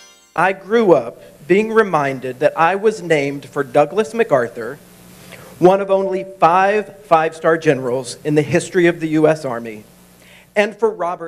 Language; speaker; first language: English; native; English